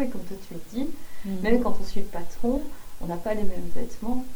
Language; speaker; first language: French; native; French